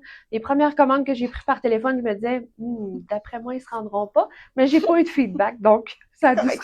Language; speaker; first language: French; native; French